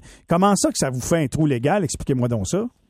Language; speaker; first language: French; native; French